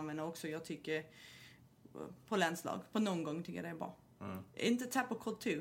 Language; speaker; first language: Swedish; non-native, fluent; English